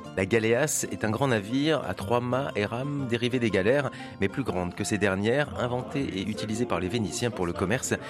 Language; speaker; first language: French; native; French